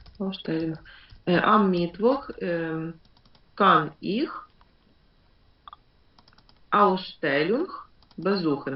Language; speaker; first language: German; non-native, learner; Ukrainian